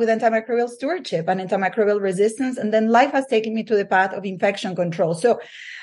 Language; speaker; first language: English; non-native, fluent; Spanish